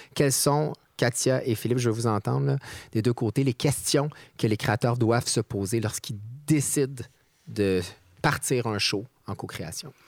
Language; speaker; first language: French; native; French